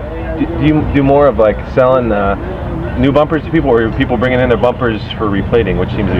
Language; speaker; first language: English; native; English